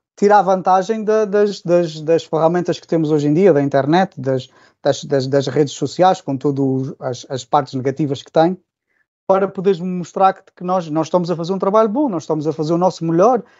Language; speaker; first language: Portuguese; native; Portuguese